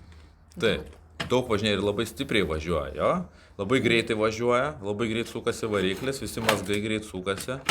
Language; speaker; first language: Lithuanian; native; Lithuanian